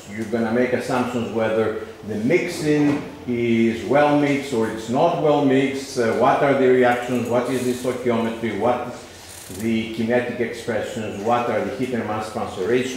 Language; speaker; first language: English; non-native, fluent; Greek